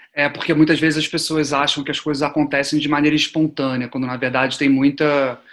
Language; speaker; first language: Portuguese; native; Portuguese